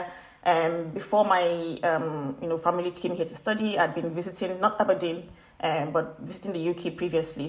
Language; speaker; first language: English; non-native, local second language; Yoruba